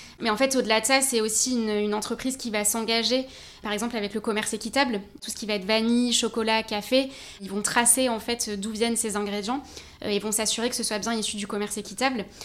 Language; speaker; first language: French; native; French